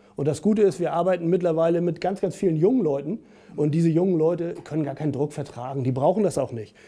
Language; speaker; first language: German; native; German